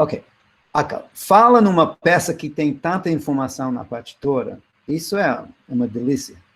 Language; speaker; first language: Portuguese; non-native, fluent; English